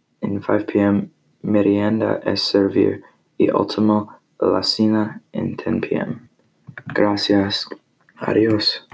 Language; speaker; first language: Spanish; non-native, learner; English